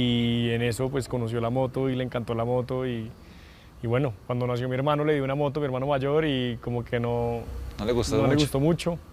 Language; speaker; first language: Spanish; native; Spanish